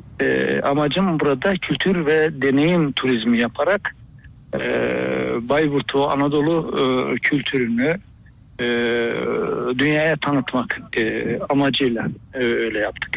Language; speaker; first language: Turkish; native; Turkish